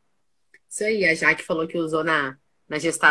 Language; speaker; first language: Portuguese; native; Portuguese